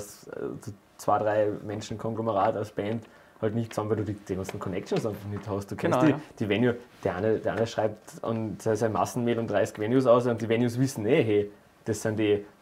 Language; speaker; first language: German; native; German